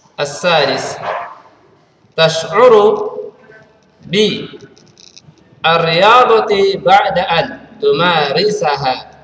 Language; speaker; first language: Arabic; non-native, fluent; Indonesian